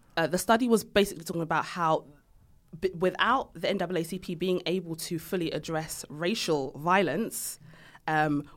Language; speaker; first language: English; native; English